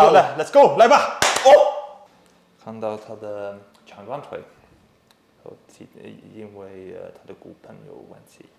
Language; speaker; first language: Chinese; non-native, learner; English